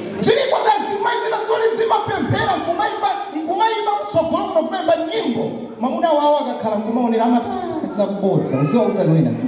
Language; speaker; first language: Nyanja; native; Nyanja